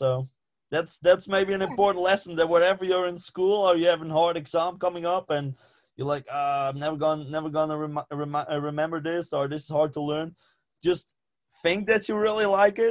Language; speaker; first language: English; non-native, fluent; Western Frisian